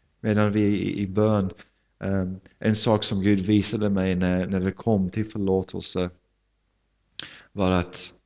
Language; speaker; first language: Swedish; non-native, fluent; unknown